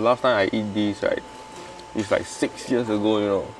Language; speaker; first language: English; non-native, local second language; Chinese